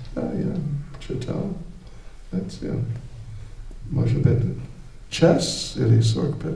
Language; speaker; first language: Russian; non-native, learner; English